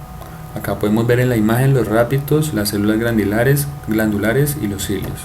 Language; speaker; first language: Spanish; native; Spanish